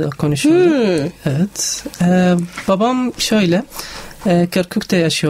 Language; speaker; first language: Turkish; non-native, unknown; Arabic